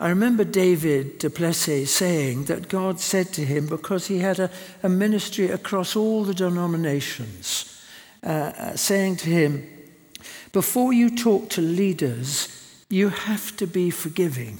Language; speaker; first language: English; native; English